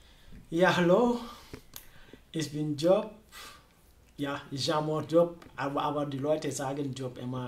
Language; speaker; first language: German; non-native, learner; French